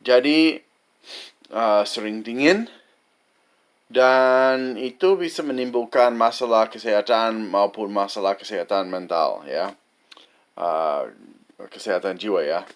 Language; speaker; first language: Indonesian; non-native, fluent; English